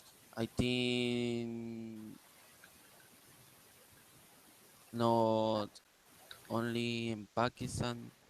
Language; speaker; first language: English; non-native, learner; Spanish